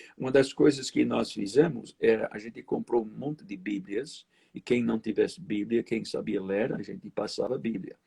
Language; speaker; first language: Portuguese; non-native, fluent; English